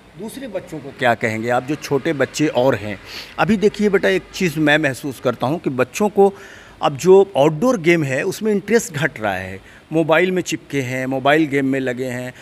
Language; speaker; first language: Hindi; native; Hindi